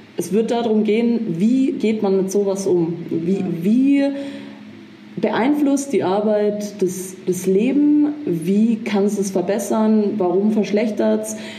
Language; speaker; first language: German; native; German